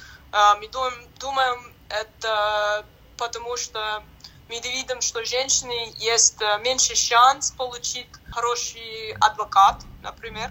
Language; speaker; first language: Russian; non-native, learner; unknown